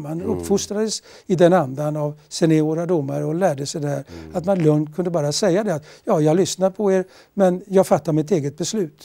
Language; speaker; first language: Swedish; native; Swedish